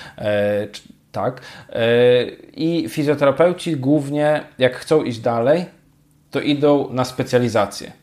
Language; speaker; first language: Polish; native; Polish